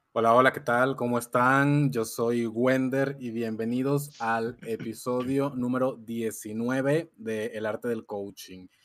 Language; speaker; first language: Spanish; native; Spanish